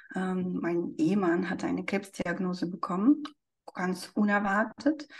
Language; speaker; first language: German; non-native, fluent; Russian